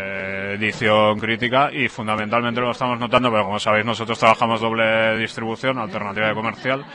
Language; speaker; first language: Spanish; native; Spanish